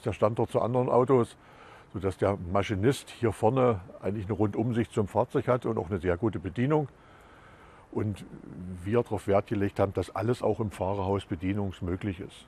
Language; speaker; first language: German; native; German